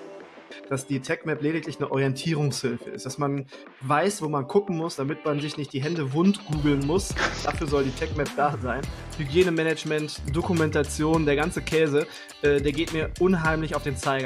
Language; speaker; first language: German; native; German